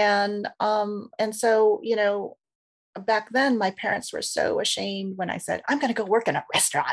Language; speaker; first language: English; native; English